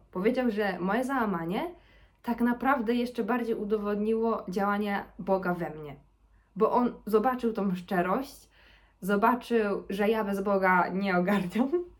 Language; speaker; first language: Polish; early bilingual, heritage; Polish